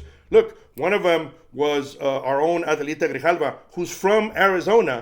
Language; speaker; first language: English; native; English